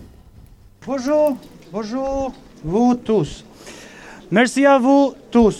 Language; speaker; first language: French; non-native, learner; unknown